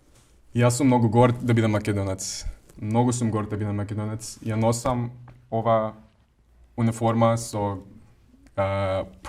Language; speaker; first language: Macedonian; early bilingual, other home language; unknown